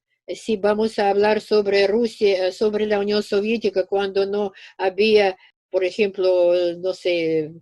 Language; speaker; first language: Spanish; non-native, fluent; Russian